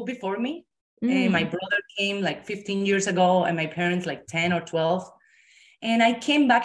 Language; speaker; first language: English; non-native, fluent; Spanish